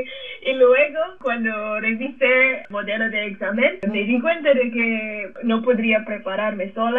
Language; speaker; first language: Spanish; non-native, fluent; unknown